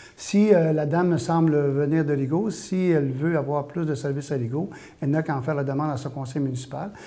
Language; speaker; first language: French; native; French